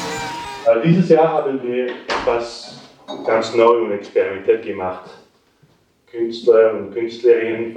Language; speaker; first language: German; non-native, local second language; Italian